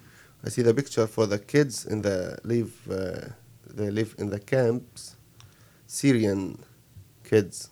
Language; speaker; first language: English; non-native, learner; Arabic